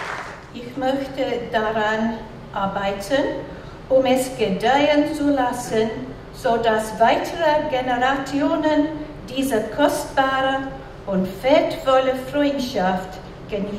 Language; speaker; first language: German; non-native, learner; English